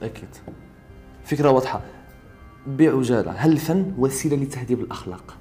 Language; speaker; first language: Arabic; native; Arabic